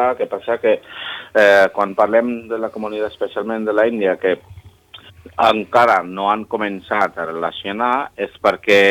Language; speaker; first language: Catalan; non-native, learner; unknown